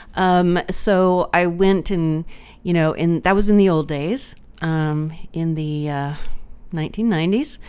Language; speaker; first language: English; native; English